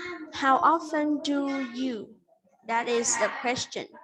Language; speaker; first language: English; non-native, fluent; Vietnamese